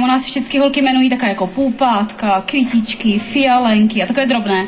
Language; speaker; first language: Czech; native; Czech